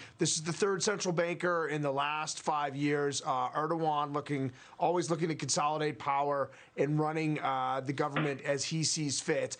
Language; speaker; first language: English; native; English